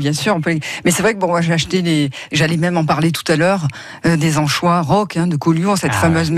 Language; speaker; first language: French; native; French